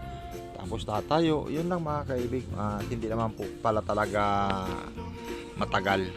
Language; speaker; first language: Filipino; native; Filipino